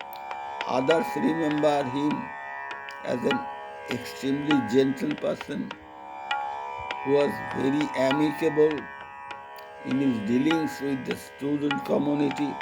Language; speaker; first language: English; non-native, local second language; Bangla